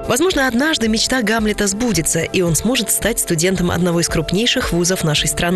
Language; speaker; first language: Russian; native; Russian